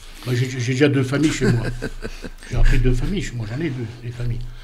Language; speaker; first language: French; native; French